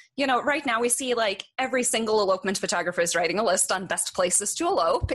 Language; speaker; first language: English; non-native, fluent; Norwegian